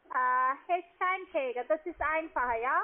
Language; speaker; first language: German; non-native, learner; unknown